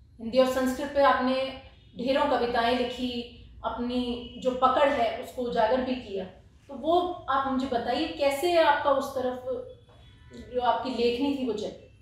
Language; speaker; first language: Hindi; native; Hindi